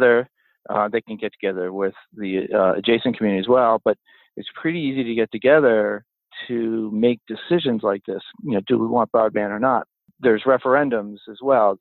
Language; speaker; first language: English; native; English